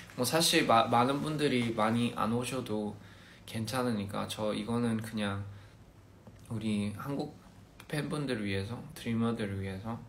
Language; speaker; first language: Korean; early bilingual, heritage; Korean